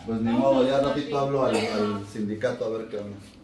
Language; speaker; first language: Spanish; native; Spanish